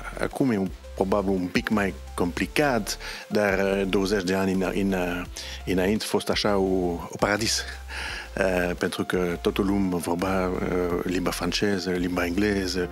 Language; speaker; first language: Romanian; non-native, learner; French